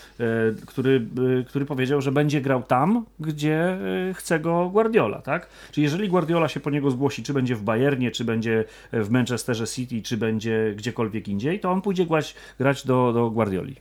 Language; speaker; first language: Polish; native; Polish